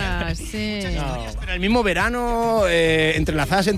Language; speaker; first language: Spanish; native; Spanish